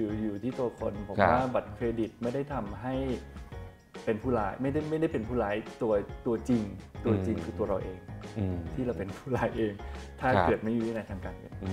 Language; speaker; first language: Thai; native; Thai